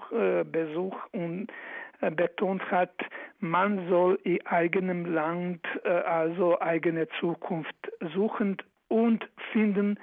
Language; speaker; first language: German; non-native, fluent; Croatian